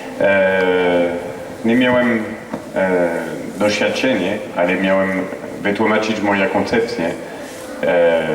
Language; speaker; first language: Polish; non-native, learner; French